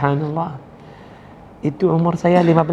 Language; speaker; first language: Indonesian; non-native, learner; Arabic